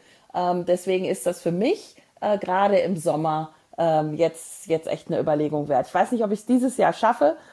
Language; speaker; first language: German; native; German